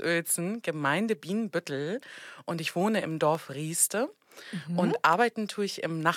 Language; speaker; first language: German; native; German